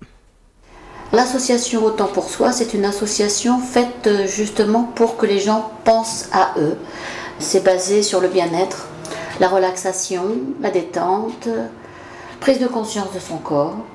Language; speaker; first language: French; native; French